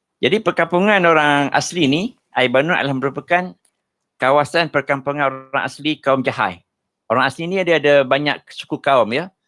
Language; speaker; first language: Malay; native; Malay